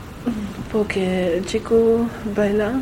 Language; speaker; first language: Spanish; non-native, learner; German